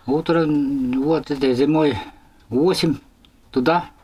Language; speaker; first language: Russian; non-native, local second language; Yakut